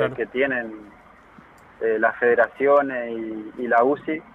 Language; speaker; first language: Spanish; native; Spanish